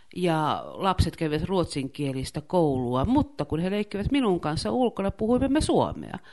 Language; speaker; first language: Finnish; native; Finnish